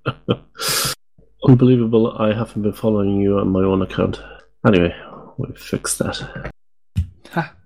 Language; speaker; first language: English; native; English